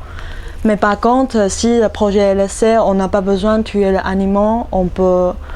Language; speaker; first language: French; non-native, learner; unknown